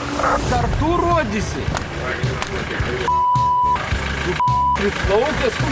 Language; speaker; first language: Lithuanian; native; Lithuanian